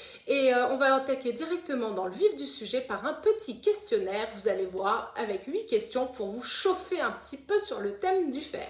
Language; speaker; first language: French; native; French